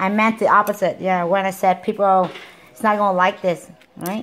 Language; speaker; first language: English; non-native, fluent; Vietnamese